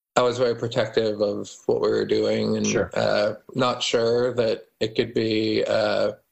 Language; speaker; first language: English; native; English